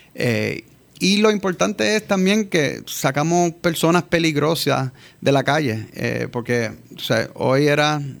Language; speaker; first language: Spanish; early bilingual, heritage; Spanish